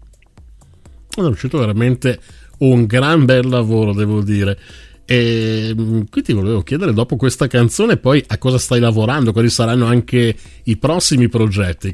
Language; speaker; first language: Italian; native; Italian